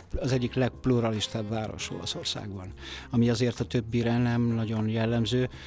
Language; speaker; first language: Hungarian; early bilingual, other home language; Italian